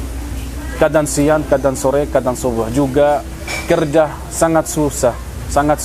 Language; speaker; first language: Indonesian; non-native, fluent; Arabic